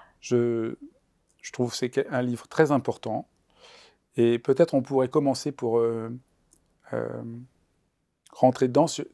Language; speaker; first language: French; native; French